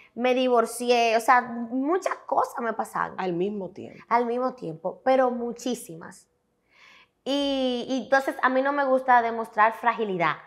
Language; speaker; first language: Spanish; native; Spanish